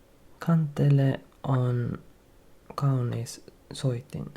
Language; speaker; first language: Finnish; non-native, learner; English